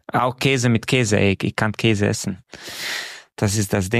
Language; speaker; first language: German; non-native, fluent; Romanian